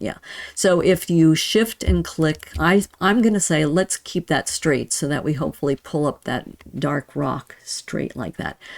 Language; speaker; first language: English; native; English